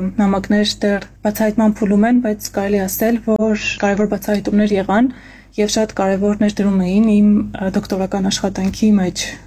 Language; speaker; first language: Armenian; native; Armenian